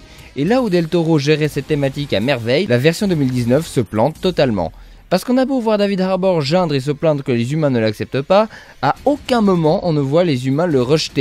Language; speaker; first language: French; native; French